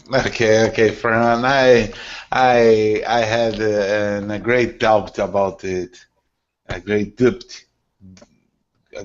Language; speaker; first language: English; non-native, learner; Portuguese